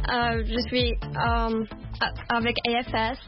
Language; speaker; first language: French; non-native, learner; Arabic